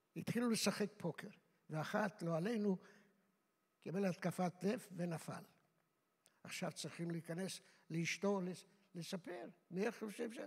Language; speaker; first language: Hebrew; non-native, fluent; Yiddish